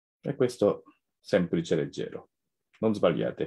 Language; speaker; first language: Italian; non-native, fluent; Japanese